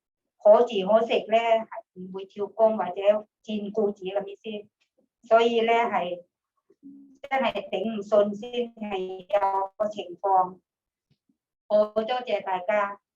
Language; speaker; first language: Cantonese; non-native, learner; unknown